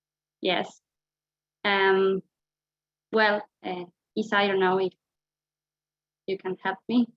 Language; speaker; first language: English; non-native, fluent; Spanish